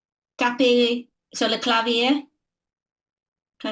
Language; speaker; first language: French; non-native, learner; English